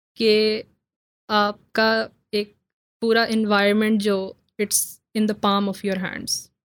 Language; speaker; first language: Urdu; native; Urdu